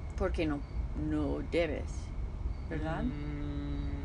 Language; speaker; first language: Spanish; non-native, fluent; English